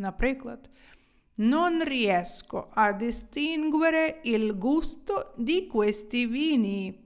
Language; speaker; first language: Italian; non-native, fluent; Ukrainian